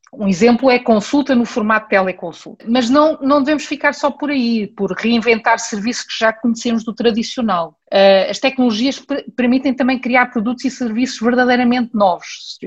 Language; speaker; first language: Portuguese; early bilingual, heritage; Portuguese